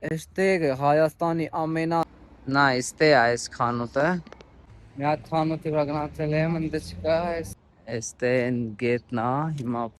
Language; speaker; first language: Armenian; non-native, learner; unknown